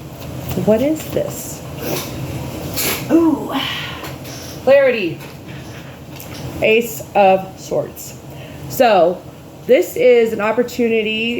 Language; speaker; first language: English; native; English